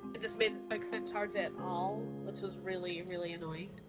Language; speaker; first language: English; native; English